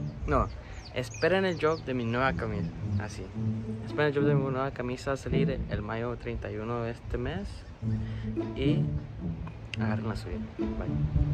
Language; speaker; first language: Spanish; early bilingual, heritage; Spanish